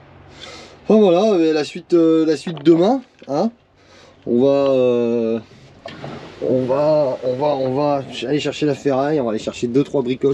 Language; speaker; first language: French; native; French